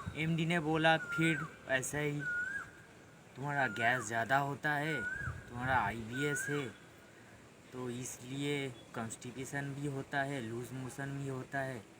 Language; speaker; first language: Hindi; non-native, local second language; Bangla